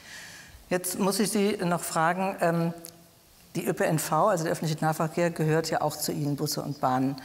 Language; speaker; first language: German; native; German